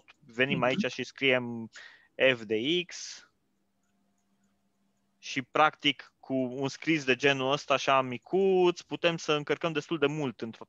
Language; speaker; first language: Romanian; native; Romanian